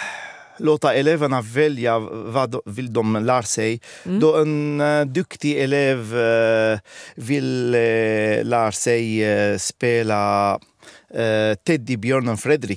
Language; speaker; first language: Swedish; non-native, fluent; Arabic